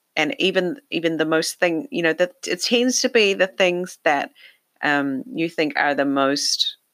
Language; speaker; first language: English; native; English